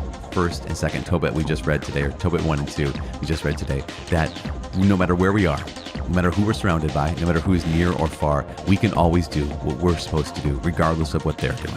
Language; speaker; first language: English; native; English